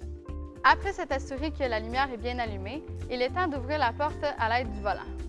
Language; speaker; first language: French; native; French